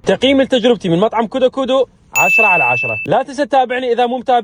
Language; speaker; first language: Arabic; native; Arabic